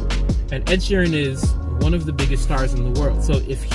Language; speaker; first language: English; native; English